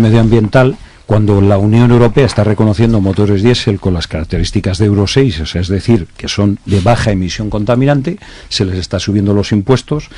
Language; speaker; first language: Spanish; native; Spanish